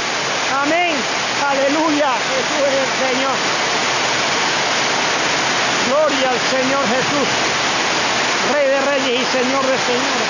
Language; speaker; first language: Spanish; native; Spanish